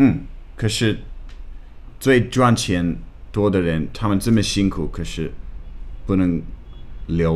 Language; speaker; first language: Chinese; non-native, fluent; English